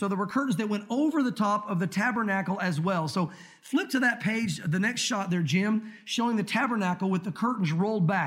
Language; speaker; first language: English; native; English